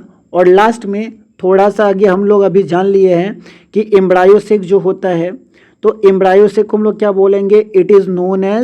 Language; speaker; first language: Hindi; native; Hindi